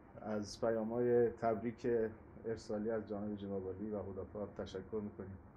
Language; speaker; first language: Persian; native; Persian